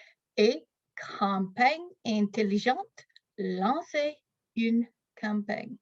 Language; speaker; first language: French; non-native, local second language; English